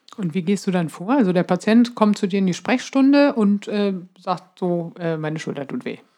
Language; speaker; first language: German; native; German